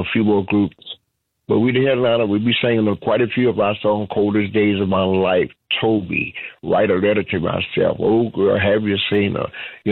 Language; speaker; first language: English; native; English